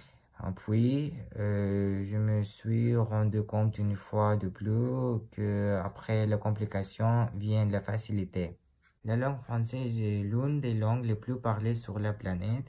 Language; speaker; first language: French; non-native, learner; Uzbek